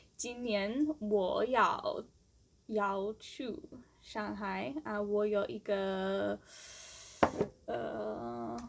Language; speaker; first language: Chinese; non-native, learner; English